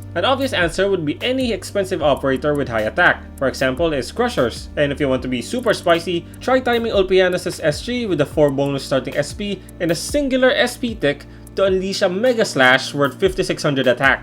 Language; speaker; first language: English; native; English